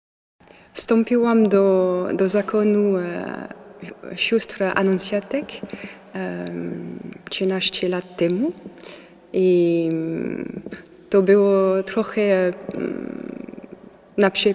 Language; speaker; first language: Polish; non-native, learner; French